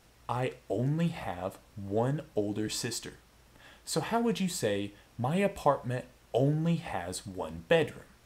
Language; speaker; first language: English; native; English